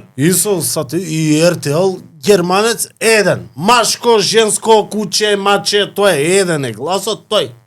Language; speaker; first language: Macedonian; native; Macedonian